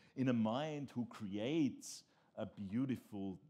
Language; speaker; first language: English; non-native, fluent; German